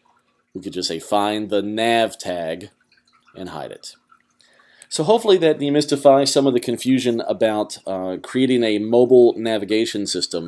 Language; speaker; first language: English; native; English